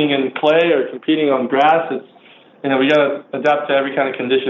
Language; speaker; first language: English; native; English